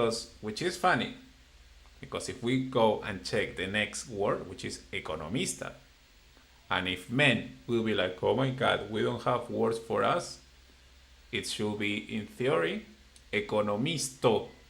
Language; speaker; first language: English; non-native, fluent; Spanish